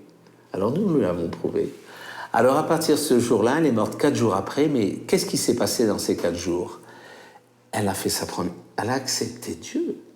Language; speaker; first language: French; native; French